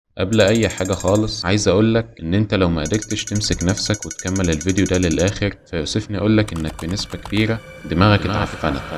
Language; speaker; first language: Arabic; native; Arabic